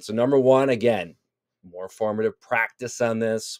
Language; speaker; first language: English; native; English